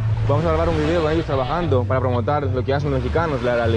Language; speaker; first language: Spanish; non-native, learner; Greek